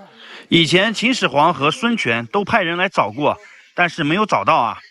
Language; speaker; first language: Chinese; native; Chinese